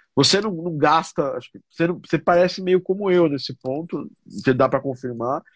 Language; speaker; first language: Portuguese; native; Portuguese